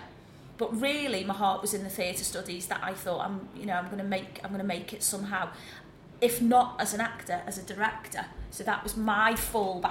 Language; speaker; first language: English; native; English